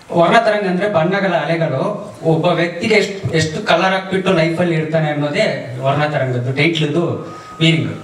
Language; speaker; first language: Kannada; native; Kannada